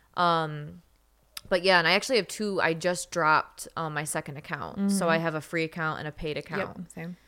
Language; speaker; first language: English; native; English